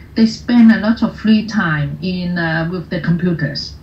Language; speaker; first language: English; non-native, local second language; Cantonese